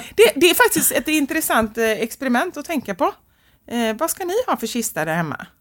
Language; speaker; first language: Swedish; native; Swedish